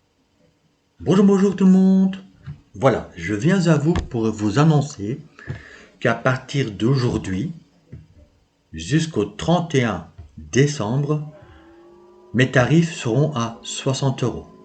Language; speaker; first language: French; native; French